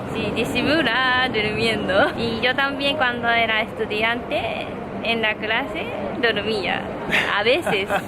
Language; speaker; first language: Spanish; non-native, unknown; Japanese